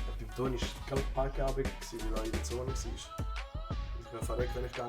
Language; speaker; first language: German; native; German